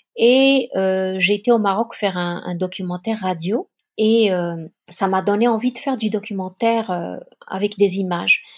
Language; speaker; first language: French; non-native, local second language; Kabyle